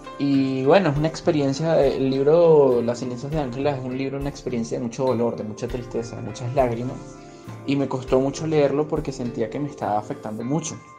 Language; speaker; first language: Spanish; native; Spanish